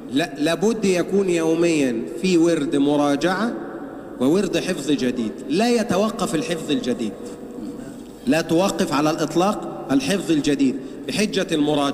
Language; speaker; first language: Arabic; native; Arabic